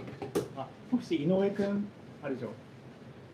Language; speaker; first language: Korean; non-native, learner; Japanese